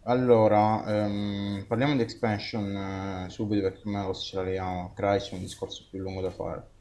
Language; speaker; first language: Italian; native; Italian